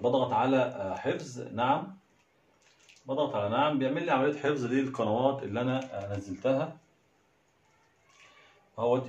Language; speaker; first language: Arabic; native; Arabic